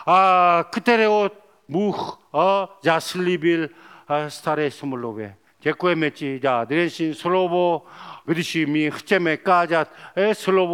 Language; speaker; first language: Czech; non-native, learner; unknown